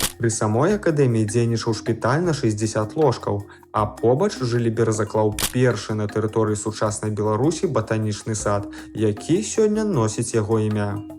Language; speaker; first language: Belarusian; native; Belarusian